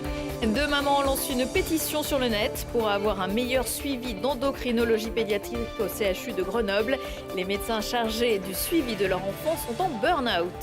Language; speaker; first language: French; native; French